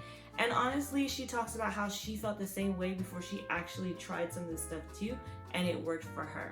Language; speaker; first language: English; native; English